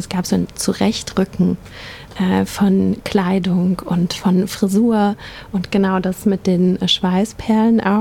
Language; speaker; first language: German; native; German